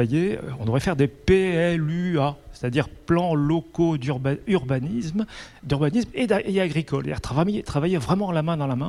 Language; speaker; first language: French; native; French